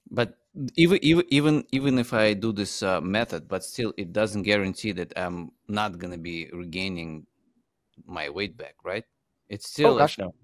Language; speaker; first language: English; non-native, fluent; Uzbek